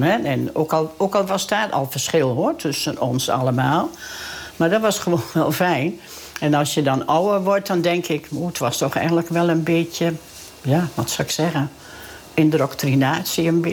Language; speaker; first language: Dutch; native; Dutch